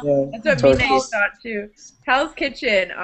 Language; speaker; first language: English; native; English